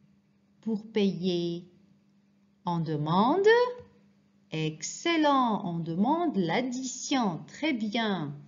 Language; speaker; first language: French; non-native, fluent; Arabic